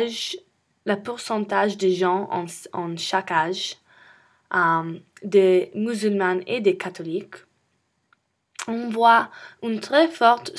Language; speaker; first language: French; non-native, learner; English